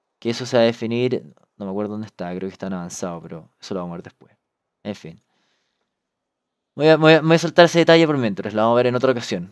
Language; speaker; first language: Spanish; native; Spanish